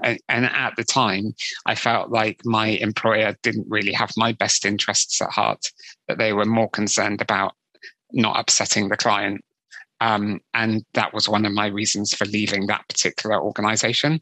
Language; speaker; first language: English; native; English